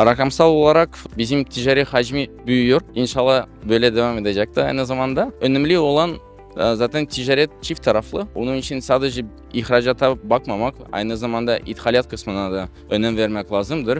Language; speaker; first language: Turkish; non-native, fluent; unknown